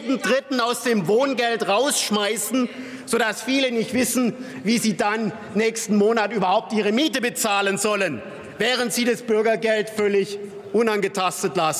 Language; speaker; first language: German; native; German